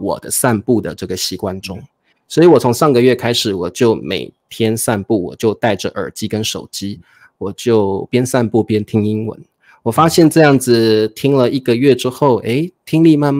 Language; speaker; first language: Chinese; native; Chinese